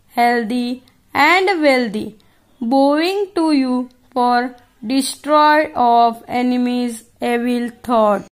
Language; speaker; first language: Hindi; non-native, local second language; Gujarati